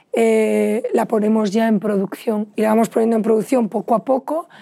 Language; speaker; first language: Spanish; native; Spanish